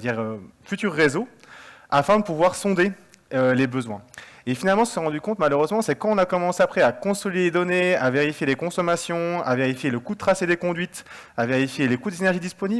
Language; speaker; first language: French; native; French